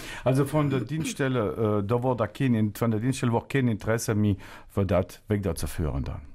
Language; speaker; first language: German; native; German